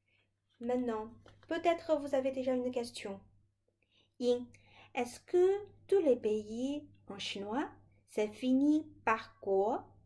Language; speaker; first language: French; non-native, fluent; Chinese